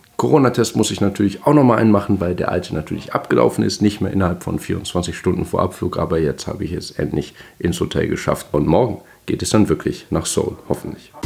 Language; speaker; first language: German; native; German